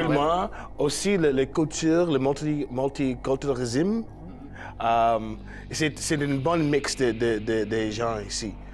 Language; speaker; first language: French; non-native, learner; English